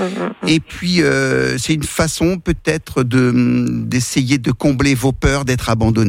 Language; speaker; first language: French; native; French